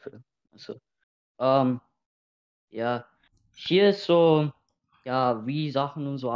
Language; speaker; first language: German; non-native, learner; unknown